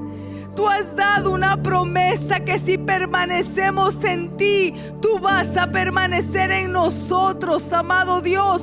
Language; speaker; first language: Spanish; native; Spanish